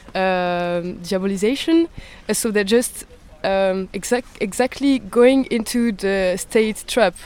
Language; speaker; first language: English; non-native, fluent; French